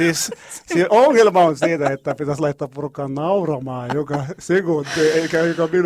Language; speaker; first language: Finnish; non-native, learner; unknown